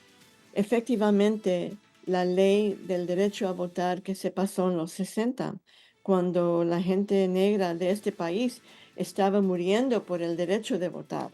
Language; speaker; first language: Spanish; non-native, fluent; English